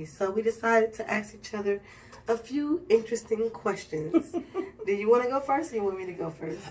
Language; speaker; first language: English; native; English